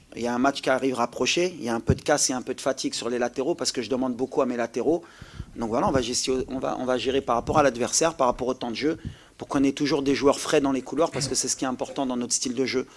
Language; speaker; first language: French; native; French